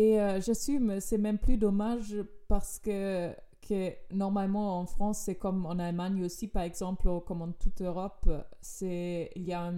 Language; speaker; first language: French; non-native, fluent; German